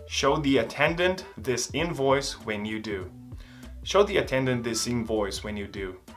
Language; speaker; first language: English; non-native, fluent; Portuguese